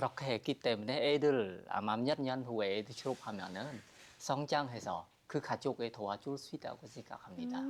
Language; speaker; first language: Korean; non-native, learner; Khmer